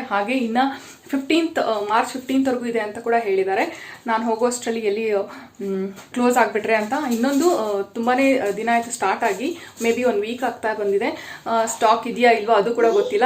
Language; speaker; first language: Kannada; native; Kannada